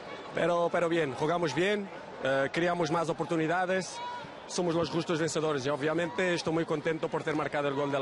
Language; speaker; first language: Italian; non-native, learner; Portuguese